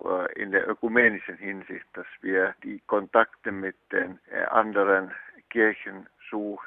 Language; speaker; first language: German; non-native, fluent; Finnish